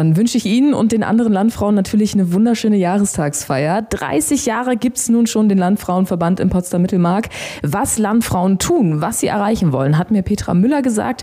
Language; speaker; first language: German; native; German